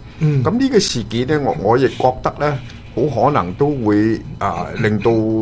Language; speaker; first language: Chinese; native; Chinese